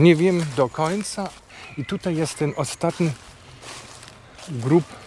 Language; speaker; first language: Polish; non-native, fluent; German